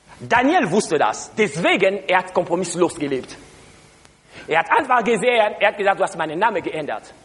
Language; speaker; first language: German; non-native, learner; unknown